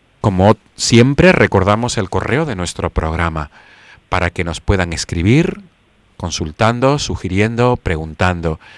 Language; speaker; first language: Spanish; native; Spanish